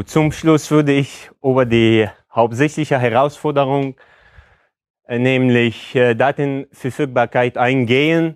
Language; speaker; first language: German; non-native, fluent; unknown